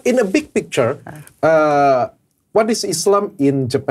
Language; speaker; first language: English; non-native, learner; Indonesian